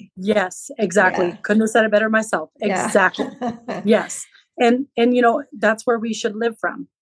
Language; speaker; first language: English; early bilingual, other home language; Low German